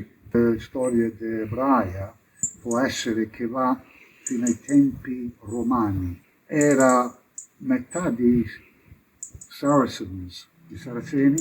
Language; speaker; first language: Italian; early bilingual, heritage; English